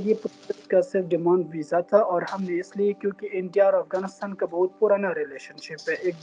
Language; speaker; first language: Hindi; non-native, learner; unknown